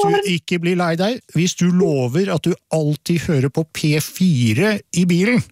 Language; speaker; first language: Norwegian; native; Norwegian